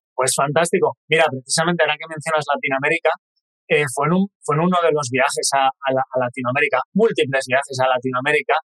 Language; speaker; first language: Spanish; native; Spanish